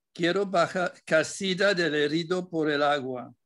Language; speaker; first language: Spanish; non-native, fluent; English